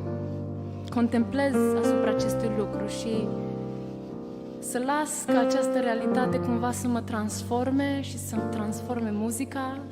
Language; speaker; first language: Romanian; native; Romanian